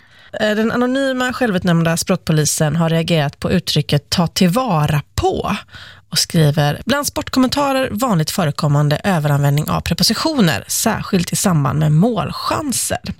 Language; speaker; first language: Swedish; native; Swedish